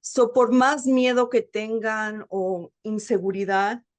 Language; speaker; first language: Spanish; early bilingual, heritage; Spanish